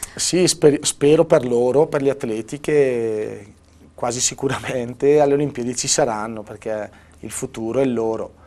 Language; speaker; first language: Italian; native; Italian